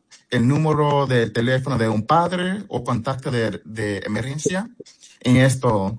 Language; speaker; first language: Spanish; early bilingual, heritage; Spanish